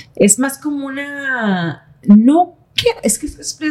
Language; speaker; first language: Spanish; native; Spanish